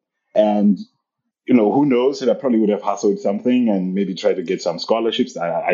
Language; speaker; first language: English; non-native, local second language; Shona